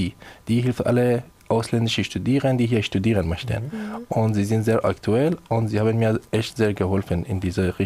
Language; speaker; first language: German; non-native, learner; Persian